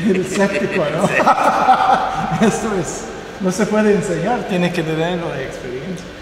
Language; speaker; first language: Spanish; non-native, fluent; English